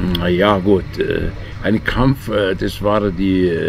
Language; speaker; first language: German; non-native, fluent; Italian